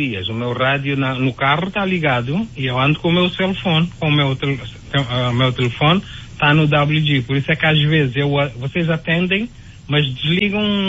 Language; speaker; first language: Portuguese; non-native, local second language; Kabuverdianu